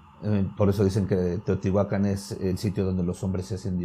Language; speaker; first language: Spanish; native; Spanish